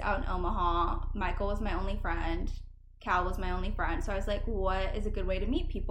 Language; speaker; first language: English; native; English